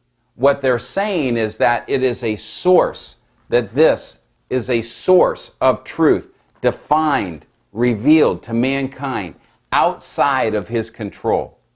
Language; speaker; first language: English; native; English